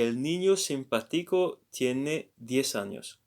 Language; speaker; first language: Spanish; non-native, learner; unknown